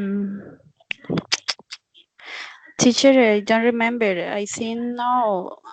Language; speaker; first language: English; non-native, learner; Spanish